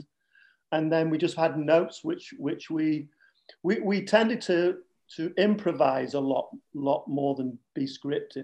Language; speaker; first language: English; native; English